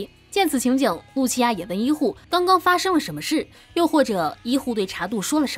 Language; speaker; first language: Chinese; native; Chinese